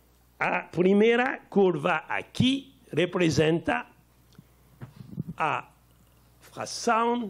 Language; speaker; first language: Portuguese; non-native, learner; French